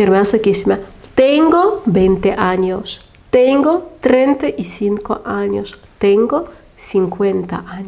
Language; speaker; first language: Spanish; non-native, fluent; Lithuanian